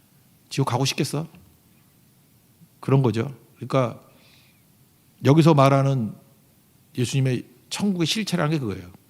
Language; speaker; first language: Korean; native; Korean